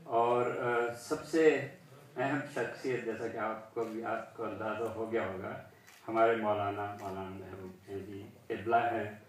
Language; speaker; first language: Urdu; early bilingual, heritage; Urdu